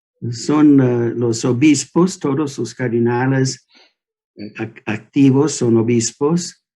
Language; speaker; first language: Spanish; non-native, learner; English